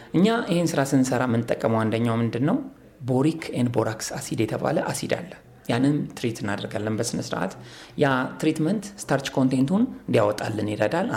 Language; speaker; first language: Amharic; native; Amharic